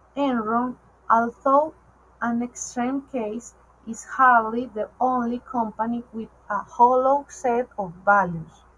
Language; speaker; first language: English; non-native, learner; Spanish